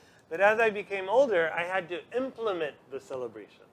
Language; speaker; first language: English; native; English